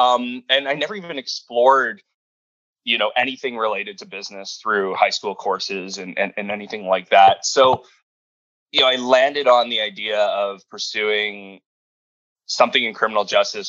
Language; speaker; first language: English; native; English